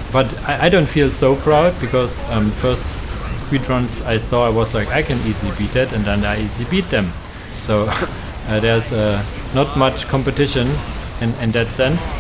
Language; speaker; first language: English; non-native, fluent; German